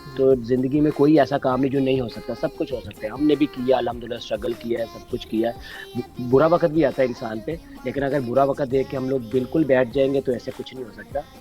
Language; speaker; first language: Urdu; non-native, local second language; Saraiki